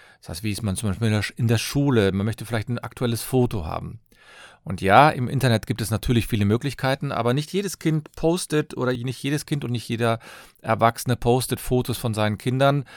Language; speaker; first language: German; native; German